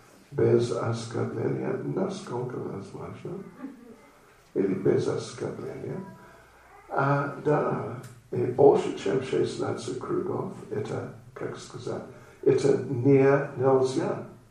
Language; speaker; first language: Russian; non-native, learner; English